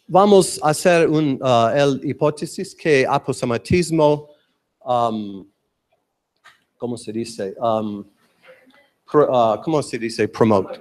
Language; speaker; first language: Spanish; non-native, learner; English